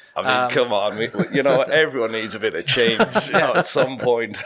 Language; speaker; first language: English; native; English